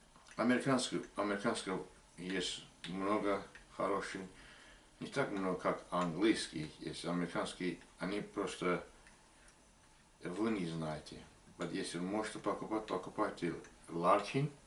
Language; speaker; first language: Russian; non-native, learner; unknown